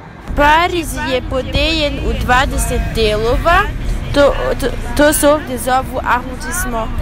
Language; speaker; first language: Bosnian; early bilingual, heritage; Serbian